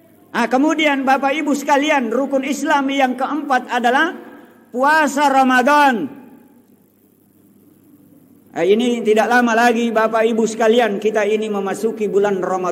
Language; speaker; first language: Indonesian; non-native, local second language; Buginese